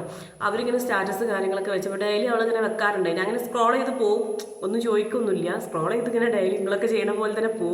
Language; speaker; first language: Malayalam; native; Malayalam